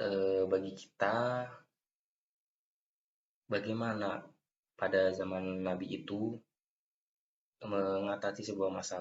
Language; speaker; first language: Indonesian; native; Indonesian